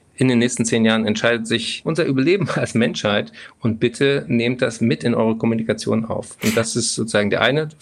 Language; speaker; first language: German; native; German